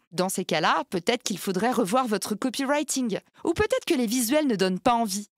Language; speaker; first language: French; native; French